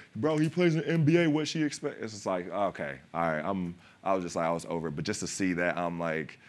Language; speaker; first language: English; native; English